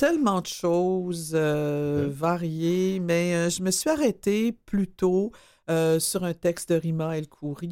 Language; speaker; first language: French; native; French